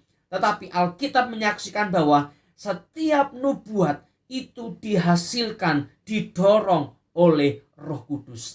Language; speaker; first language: Indonesian; native; Indonesian